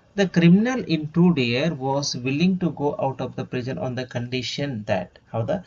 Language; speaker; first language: English; non-native, local second language; Kannada